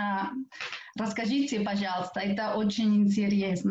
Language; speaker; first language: Russian; non-native, fluent; Catalan